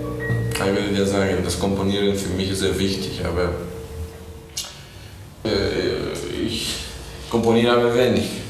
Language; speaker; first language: German; non-native, fluent; Greek